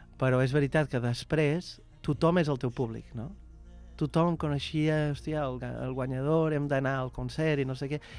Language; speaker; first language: Catalan; non-native, fluent; Portuguese